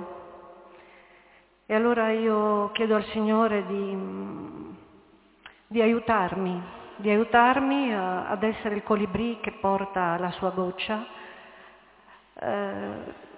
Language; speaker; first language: Italian; native; Italian